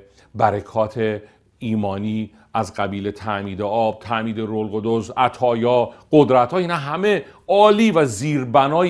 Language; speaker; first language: Persian; native; Persian